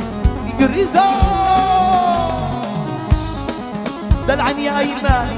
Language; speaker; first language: Arabic; native; Arabic